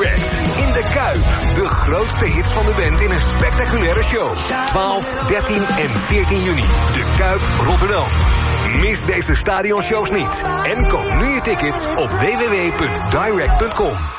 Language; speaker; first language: Dutch; native; Dutch